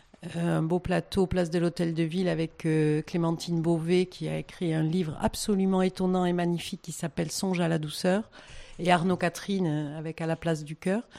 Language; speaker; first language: French; native; French